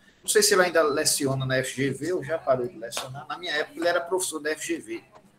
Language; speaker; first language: Portuguese; native; Portuguese